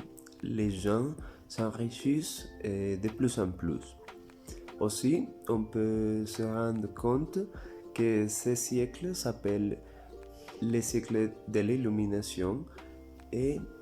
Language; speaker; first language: French; non-native, learner; Spanish